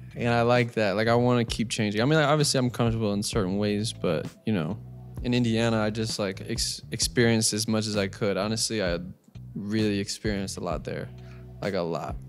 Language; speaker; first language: English; native; English